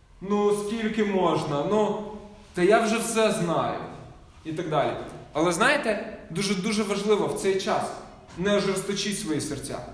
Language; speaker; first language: Ukrainian; non-native, local second language; Russian